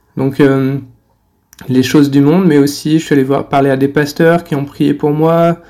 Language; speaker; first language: French; native; French